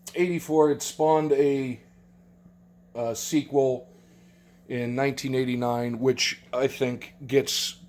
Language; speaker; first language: English; native; English